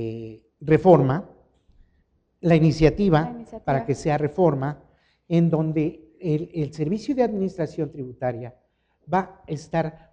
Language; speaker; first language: Spanish; native; Spanish